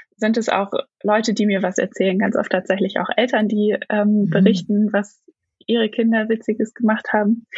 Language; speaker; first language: German; native; German